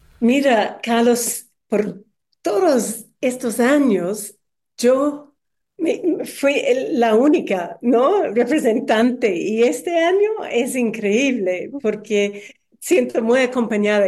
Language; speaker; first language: Spanish; non-native, fluent; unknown